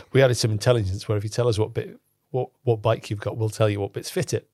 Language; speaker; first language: English; native; English